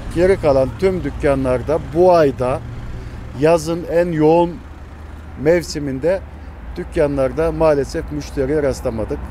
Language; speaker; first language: Turkish; native; Turkish